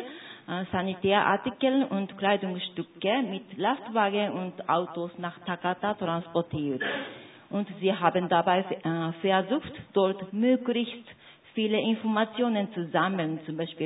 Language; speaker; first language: German; non-native, fluent; Japanese